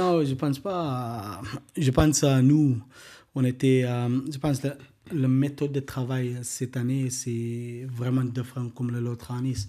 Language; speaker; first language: French; non-native, learner; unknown